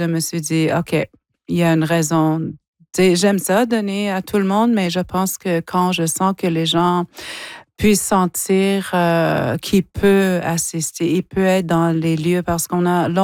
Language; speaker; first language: French; non-native, local second language; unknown